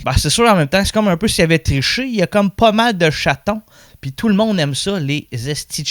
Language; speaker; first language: French; native; French